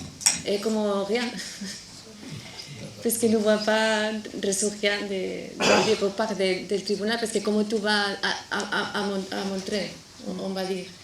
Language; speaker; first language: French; non-native, learner; Spanish